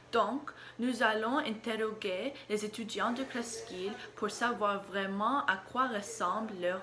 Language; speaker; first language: French; non-native, learner; English